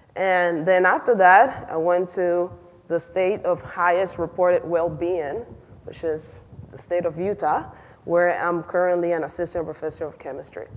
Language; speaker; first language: English; non-native, fluent; Spanish